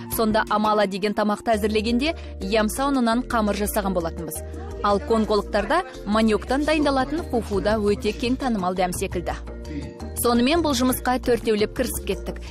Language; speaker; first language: Kazakh; non-native, local second language; Russian